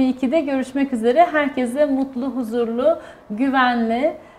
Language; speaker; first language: Turkish; native; Turkish